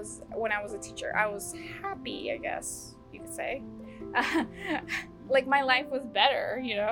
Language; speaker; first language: English; early bilingual, other home language; Spanish